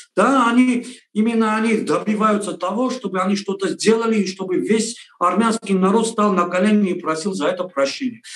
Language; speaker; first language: Russian; non-native, local second language; Armenian